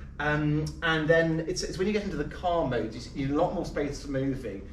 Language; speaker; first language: English; native; English